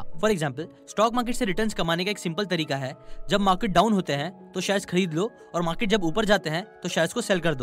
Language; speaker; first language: Hindi; native; Hindi